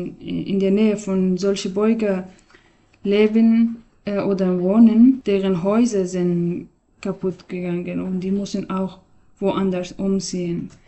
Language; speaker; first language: German; non-native, learner; Persian